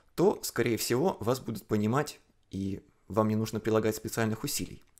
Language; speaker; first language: Russian; non-native, fluent; Chinese